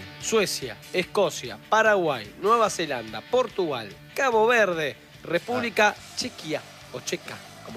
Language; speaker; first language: Spanish; native; Spanish